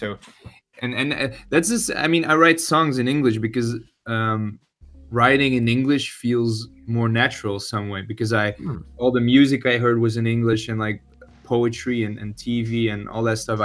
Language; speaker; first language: English; non-native, fluent; Dutch